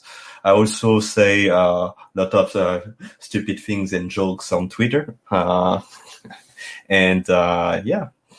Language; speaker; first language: English; non-native, fluent; French